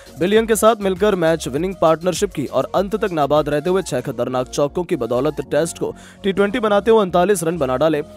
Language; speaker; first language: Hindi; native; Hindi